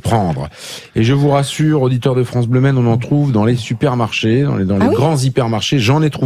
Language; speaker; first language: French; native; French